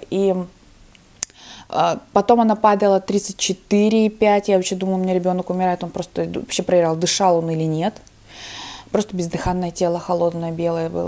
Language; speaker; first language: Russian; native; Russian